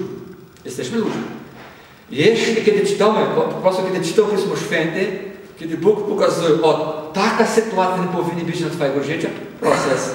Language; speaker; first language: Polish; non-native, learner; Portuguese